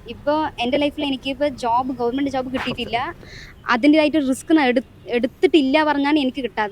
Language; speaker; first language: Malayalam; non-native, local second language; Tamil